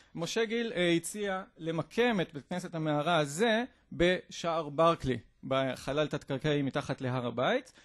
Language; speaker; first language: Hebrew; native; Hebrew